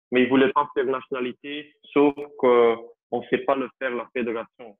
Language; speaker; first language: French; non-native, local second language; Dutch